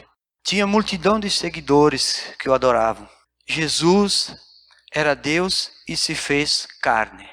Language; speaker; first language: Portuguese; native; Portuguese